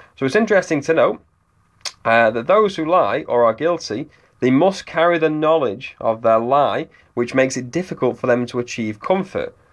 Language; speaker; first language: English; native; English